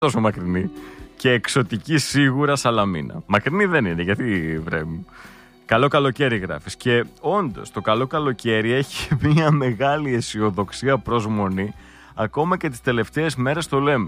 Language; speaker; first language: Greek; native; Greek